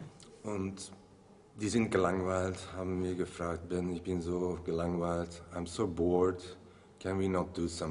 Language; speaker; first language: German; non-native, learner; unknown